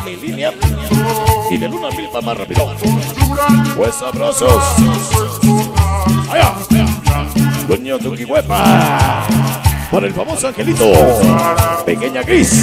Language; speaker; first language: Spanish; native; Spanish